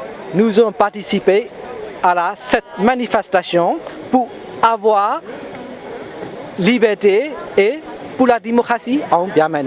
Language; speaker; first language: French; non-native, learner; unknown